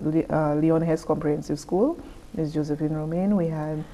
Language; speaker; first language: English; native; English